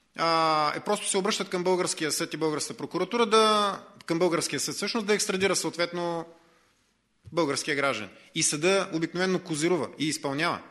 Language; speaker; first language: Bulgarian; native; Bulgarian